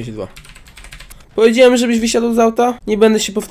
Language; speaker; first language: Polish; native; Polish